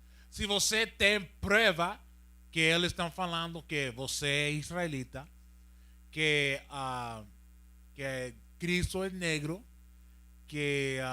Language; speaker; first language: Portuguese; non-native, learner; Spanish